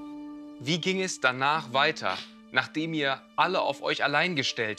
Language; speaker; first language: German; native; German